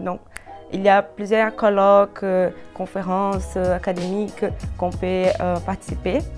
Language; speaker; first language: French; non-native, fluent; Portuguese